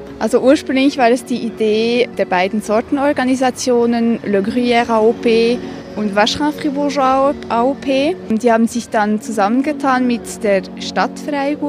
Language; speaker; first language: German; native; German